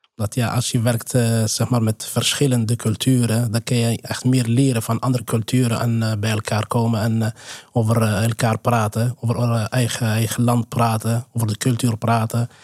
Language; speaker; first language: Dutch; non-native, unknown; Arabic